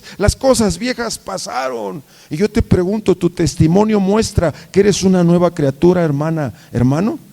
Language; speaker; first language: Spanish; native; Spanish